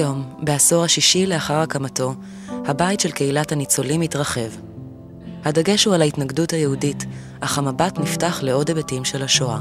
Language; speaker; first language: Hebrew; native; Hebrew